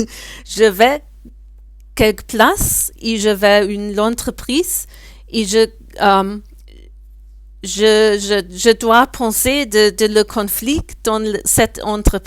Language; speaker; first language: French; non-native, learner; German